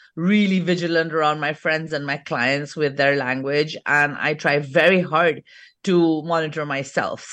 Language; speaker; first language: English; native; English